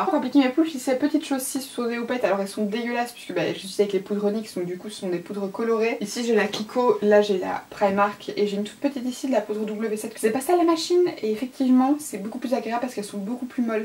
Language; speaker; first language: French; native; French